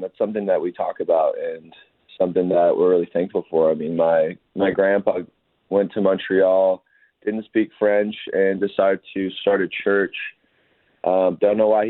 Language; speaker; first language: English; native; English